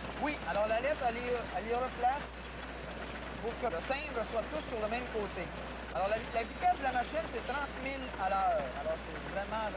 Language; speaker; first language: French; native; French